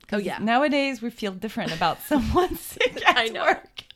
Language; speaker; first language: English; native; English